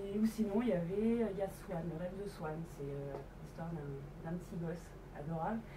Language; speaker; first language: French; native; French